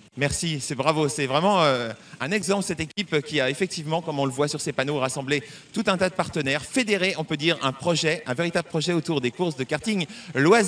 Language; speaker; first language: French; native; French